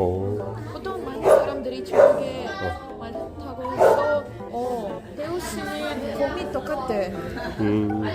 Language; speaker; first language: Korean; non-native, learner; Russian